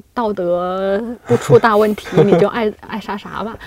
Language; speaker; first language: Chinese; native; Chinese